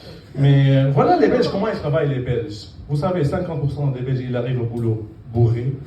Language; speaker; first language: French; non-native, fluent; Arabic